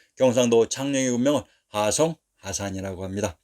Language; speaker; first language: Korean; native; Korean